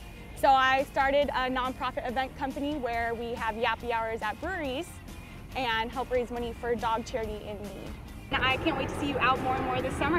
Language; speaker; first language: English; native; English